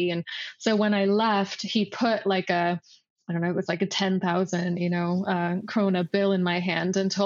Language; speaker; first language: English; native; English